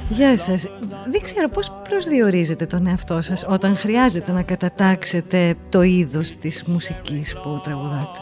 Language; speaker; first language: Greek; native; Greek